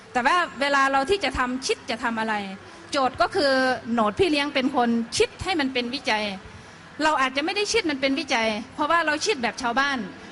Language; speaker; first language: Thai; native; Thai